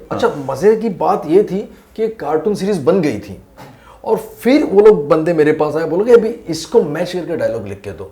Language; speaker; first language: Hindi; non-native, local second language; Gujarati